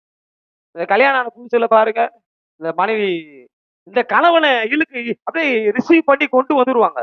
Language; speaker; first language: Tamil; native; Tamil